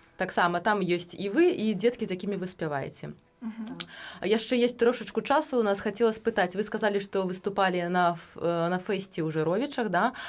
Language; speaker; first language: Belarusian; native; Belarusian